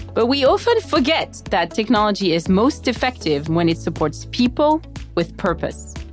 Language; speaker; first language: English; non-native, fluent; French